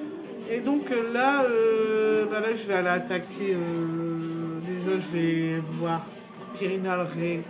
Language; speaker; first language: French; native; French